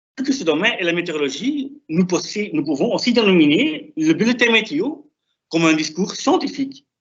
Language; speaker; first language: French; non-native, fluent; German